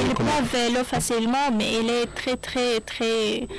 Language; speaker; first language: French; non-native, learner; Arabic